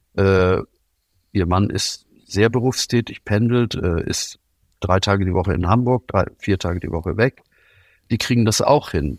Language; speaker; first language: German; native; German